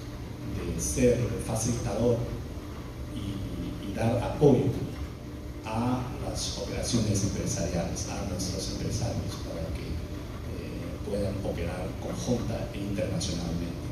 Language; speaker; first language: Spanish; non-native, fluent; Chinese